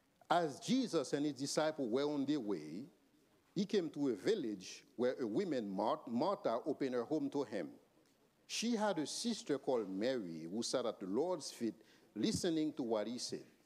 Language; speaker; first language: English; non-native, fluent; Haitian Creole